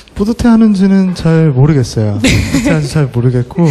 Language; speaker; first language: Korean; native; Korean